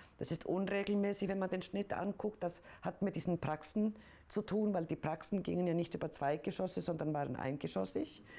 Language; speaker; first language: German; non-native, fluent; Icelandic